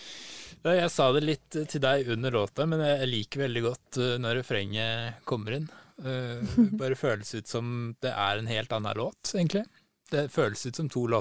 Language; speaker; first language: Norwegian; native; Norwegian